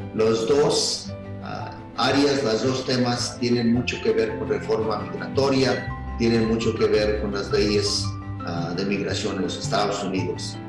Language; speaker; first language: Spanish; native; Spanish